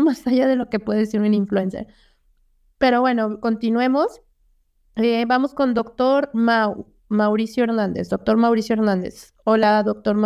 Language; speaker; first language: Spanish; native; Spanish